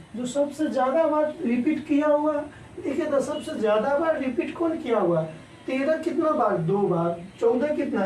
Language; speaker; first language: Hindi; native; Hindi